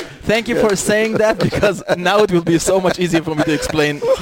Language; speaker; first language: English; non-native, fluent; Hebrew